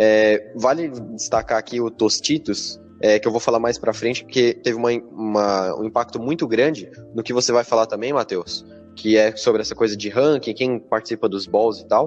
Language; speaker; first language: Portuguese; native; Portuguese